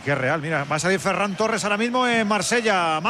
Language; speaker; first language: Spanish; native; Spanish